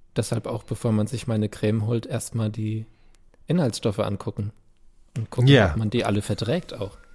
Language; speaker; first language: German; native; German